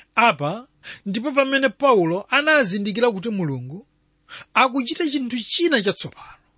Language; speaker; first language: Nyanja; non-native, local second language; Tumbuka